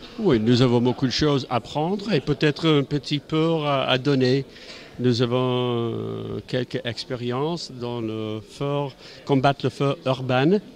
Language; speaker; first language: French; non-native, learner; English